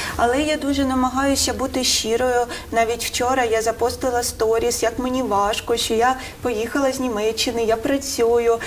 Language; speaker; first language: Ukrainian; non-native, local second language; Russian